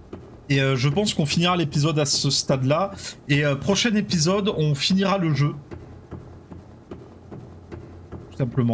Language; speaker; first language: French; native; French